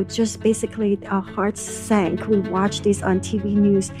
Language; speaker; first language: English; non-native, local second language; Cantonese